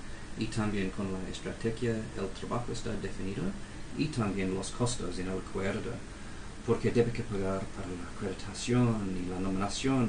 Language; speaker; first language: Spanish; non-native, fluent; English